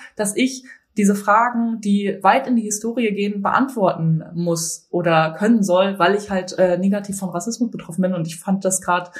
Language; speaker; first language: German; native; German